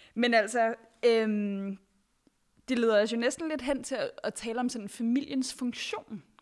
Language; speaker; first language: Danish; native; Danish